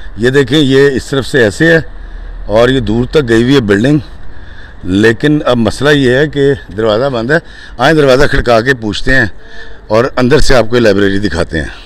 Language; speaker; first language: Urdu; non-native, local second language; Punjabi